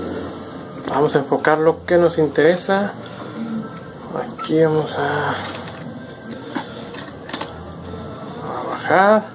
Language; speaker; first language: Spanish; native; Spanish